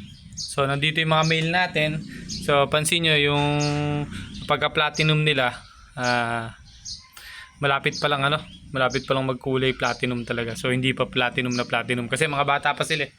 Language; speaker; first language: Filipino; non-native, local second language; Cebuano